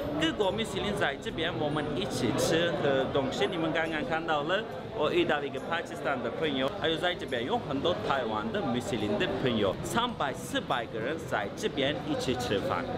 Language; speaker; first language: Chinese; non-native, fluent; Turkish